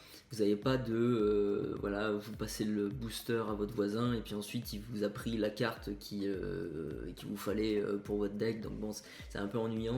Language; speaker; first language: French; native; French